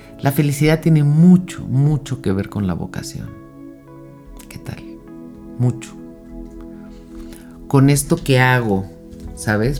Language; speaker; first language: Spanish; native; Spanish